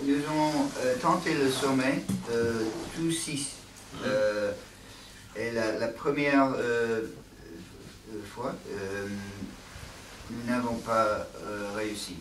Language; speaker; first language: French; non-native, learner; English